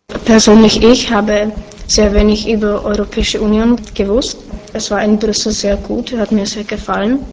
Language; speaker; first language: German; non-native, learner; Czech